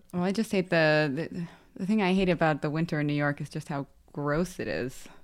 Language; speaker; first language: English; native; English